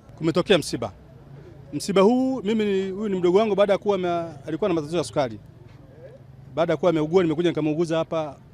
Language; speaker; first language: Swahili; non-native, local second language; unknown